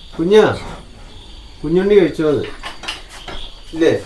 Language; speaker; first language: Malayalam; native; Malayalam